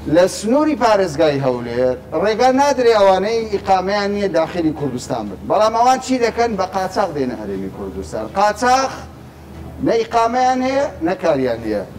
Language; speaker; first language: Central Kurdish; native; Central Kurdish